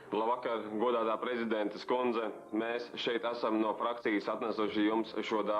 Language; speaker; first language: Latvian; native; Latvian